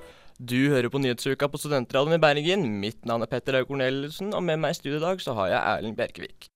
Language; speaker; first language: Norwegian; native; Norwegian